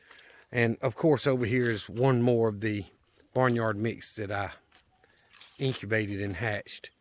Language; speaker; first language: English; native; English